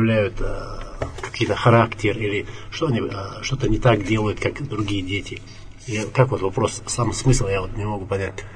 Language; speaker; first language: Russian; non-native, local second language; Chechen